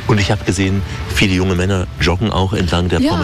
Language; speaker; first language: German; native; German